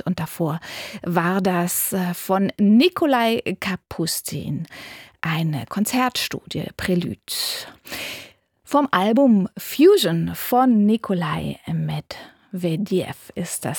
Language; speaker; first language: German; native; German